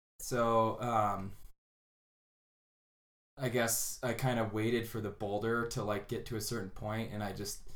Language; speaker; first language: English; native; English